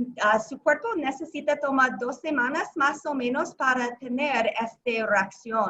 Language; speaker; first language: Spanish; non-native, learner; English